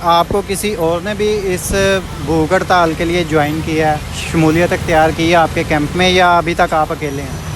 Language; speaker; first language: Urdu; non-native, local second language; Punjabi